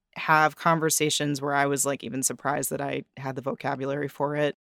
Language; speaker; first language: English; native; English